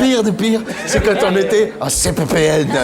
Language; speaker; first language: French; native; French